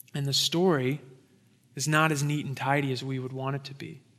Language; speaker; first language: English; native; English